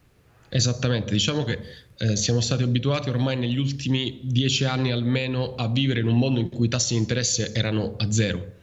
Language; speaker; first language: Italian; native; Italian